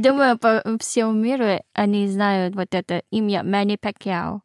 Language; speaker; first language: Russian; non-native, learner; Filipino